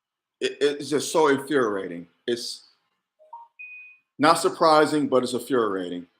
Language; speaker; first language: English; native; English